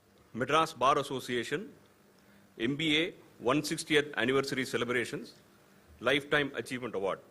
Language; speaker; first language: English; non-native, local second language; Tamil